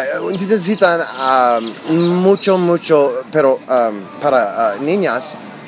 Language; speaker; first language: Spanish; early bilingual, heritage; Spanish